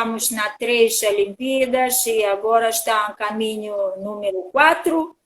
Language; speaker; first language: Portuguese; non-native, learner; Russian